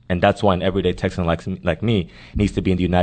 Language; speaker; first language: English; native; English